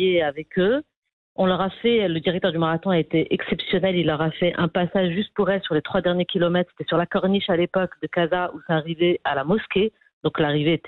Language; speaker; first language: French; non-native, local second language; Arabic